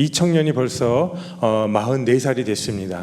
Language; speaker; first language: Korean; native; Korean